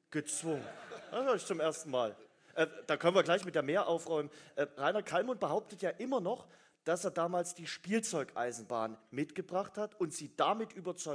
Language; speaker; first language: German; native; German